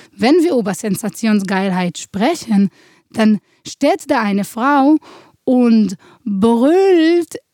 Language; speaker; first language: German; non-native, fluent; Hebrew